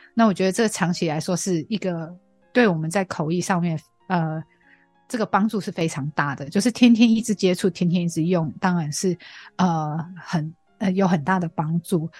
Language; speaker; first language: Chinese; non-native, fluent; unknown